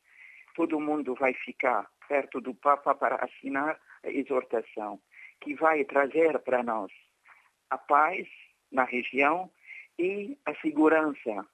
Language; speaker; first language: Portuguese; non-native, fluent; Arabic